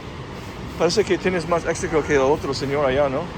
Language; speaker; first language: Spanish; non-native, fluent; English